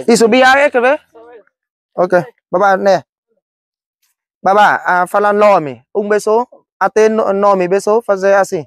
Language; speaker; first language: Portuguese; non-native, learner; Vietnamese